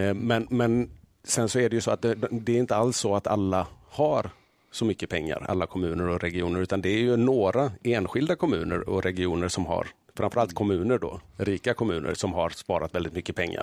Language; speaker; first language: Swedish; native; Swedish